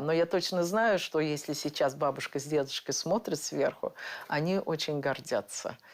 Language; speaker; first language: Russian; native; Russian